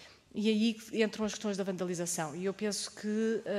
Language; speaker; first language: Portuguese; native; Portuguese